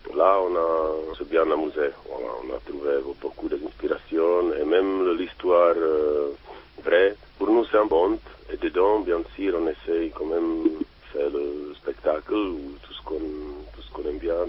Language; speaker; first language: French; non-native, fluent; Czech